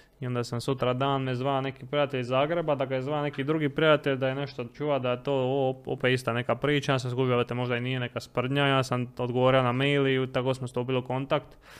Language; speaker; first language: Croatian; native; Croatian